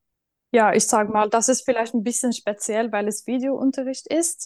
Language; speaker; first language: German; non-native, fluent; Norwegian